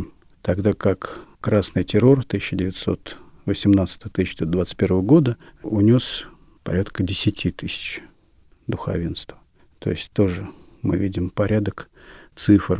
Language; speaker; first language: Russian; native; Russian